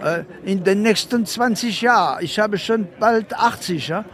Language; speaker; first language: German; non-native, fluent; French